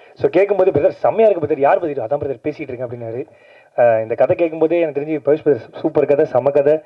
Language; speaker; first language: Tamil; native; Tamil